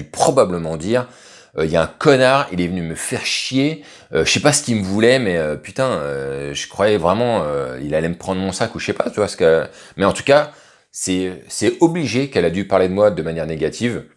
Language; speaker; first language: French; native; French